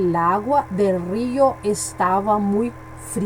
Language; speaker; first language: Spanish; non-native, fluent; Portuguese